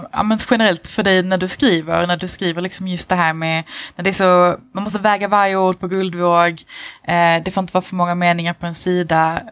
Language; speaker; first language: Swedish; native; Swedish